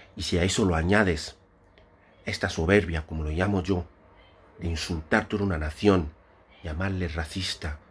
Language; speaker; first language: Spanish; non-native, fluent; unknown